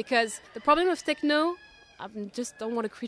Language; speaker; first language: English; non-native, fluent; French